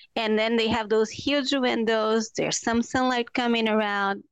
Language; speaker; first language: English; non-native, fluent; Portuguese